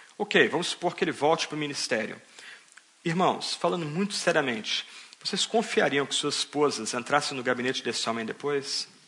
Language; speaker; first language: Portuguese; native; Portuguese